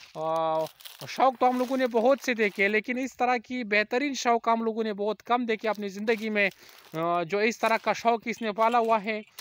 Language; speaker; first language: Urdu; non-native, local second language; Pashto